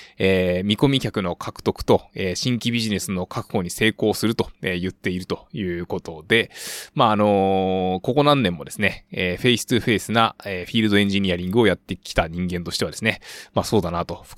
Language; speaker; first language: Japanese; native; Japanese